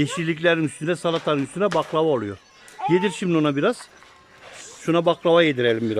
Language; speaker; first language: Turkish; native; Turkish